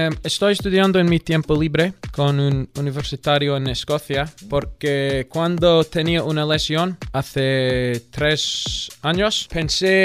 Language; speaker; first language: Spanish; non-native, learner; English